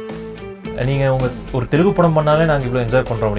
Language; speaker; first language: Tamil; native; Tamil